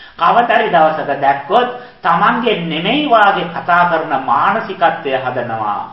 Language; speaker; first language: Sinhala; native; Sinhala